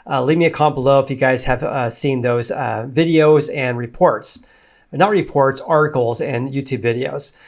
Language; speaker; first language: English; native; English